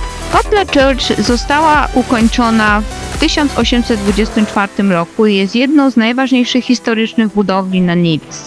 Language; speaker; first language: Polish; native; Polish